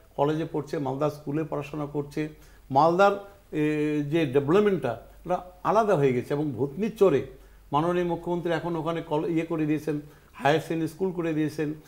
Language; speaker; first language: Bangla; native; Bangla